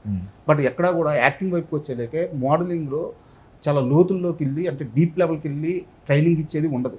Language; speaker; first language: Telugu; native; Telugu